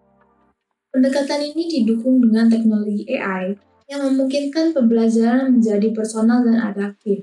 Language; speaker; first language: Indonesian; native; Indonesian